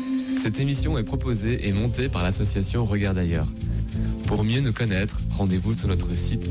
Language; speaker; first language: French; native; French